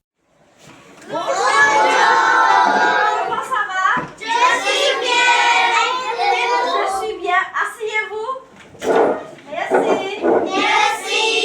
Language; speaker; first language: French; non-native, fluent; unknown